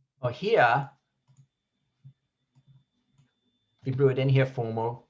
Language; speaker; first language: Danish; non-native, fluent; English